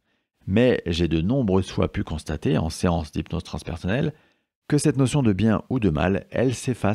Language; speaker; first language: French; native; French